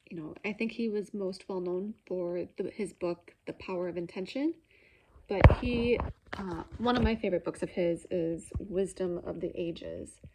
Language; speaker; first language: English; native; English